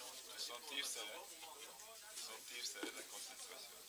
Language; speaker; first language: French; non-native, fluent; Dutch